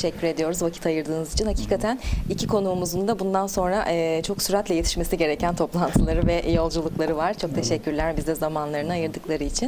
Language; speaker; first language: Turkish; native; Turkish